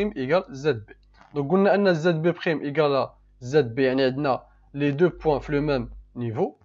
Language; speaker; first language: French; non-native, local second language; Arabic